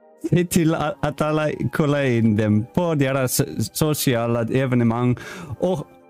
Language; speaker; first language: Swedish; non-native, learner; Afrikaans